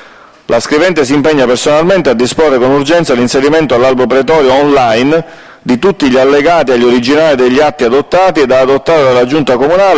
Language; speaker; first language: Italian; native; Italian